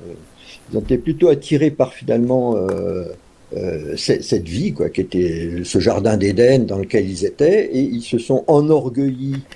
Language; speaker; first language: French; native; French